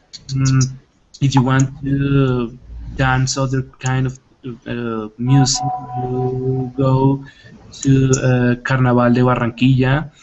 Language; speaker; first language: English; non-native, learner; Spanish